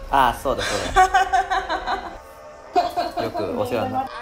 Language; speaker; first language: Japanese; native; Japanese